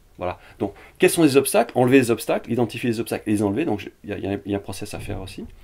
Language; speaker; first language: French; early bilingual, other home language; Vietnamese